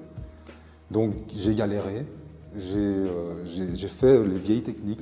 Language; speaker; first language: French; native; French